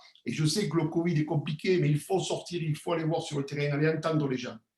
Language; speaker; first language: French; native; French